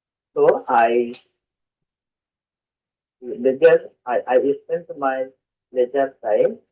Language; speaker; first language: English; non-native, learner; Bangla